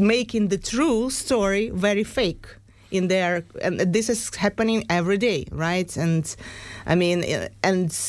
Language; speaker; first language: English; non-native, fluent; Ukrainian